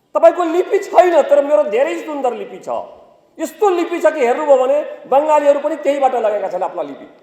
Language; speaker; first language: Nepali; non-native, local second language; Maithili